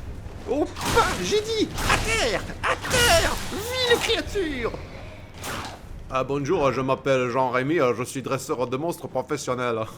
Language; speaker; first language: French; native; French